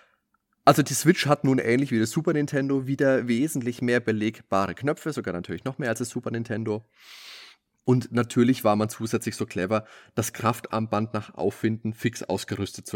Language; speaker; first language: German; native; German